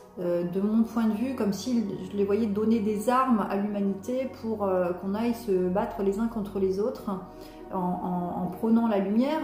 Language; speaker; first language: French; native; French